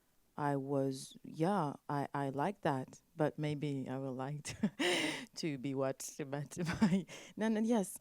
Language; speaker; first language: English; non-native, learner; French